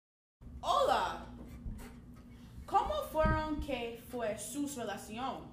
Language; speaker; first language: Spanish; non-native, learner; English